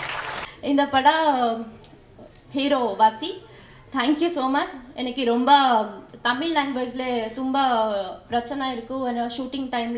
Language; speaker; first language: Tamil; non-native, learner; Kannada